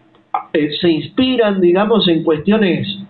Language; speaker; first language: Spanish; native; Spanish